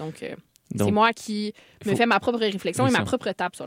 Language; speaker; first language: French; native; French